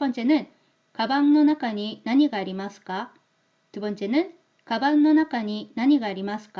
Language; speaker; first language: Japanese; non-native, fluent; Korean